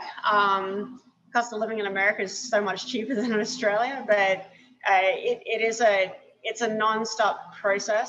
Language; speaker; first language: English; native; English